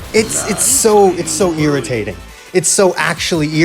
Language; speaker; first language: English; native; English